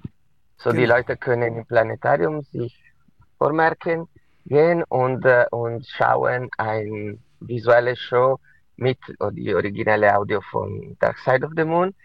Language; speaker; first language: German; non-native, local second language; Italian